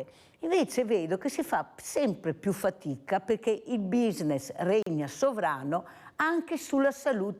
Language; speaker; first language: Italian; native; Italian